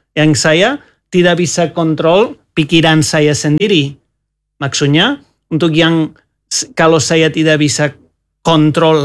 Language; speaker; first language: Indonesian; non-native, learner; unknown